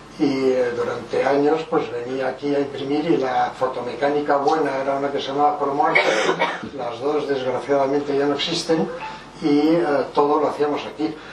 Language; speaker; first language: Spanish; early bilingual, other home language; French